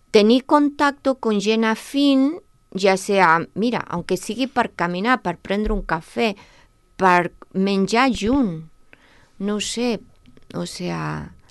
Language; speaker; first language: Catalan; non-native, local second language; Spanish